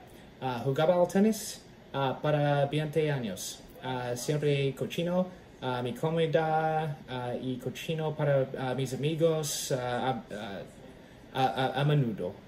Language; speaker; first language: Spanish; non-native, learner; English